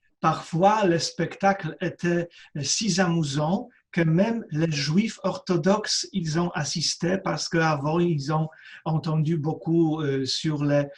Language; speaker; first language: French; non-native, fluent; Polish